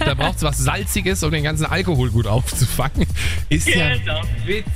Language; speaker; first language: German; native; German